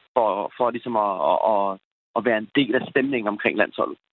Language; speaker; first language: Danish; early bilingual, other home language; Persian